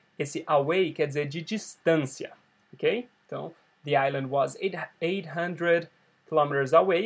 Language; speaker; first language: English; non-native, fluent; Portuguese